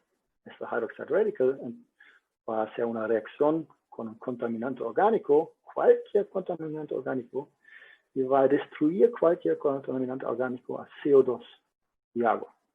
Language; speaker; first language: Spanish; non-native, learner; German